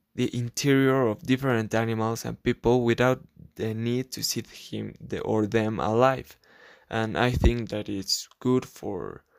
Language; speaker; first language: English; non-native, learner; Spanish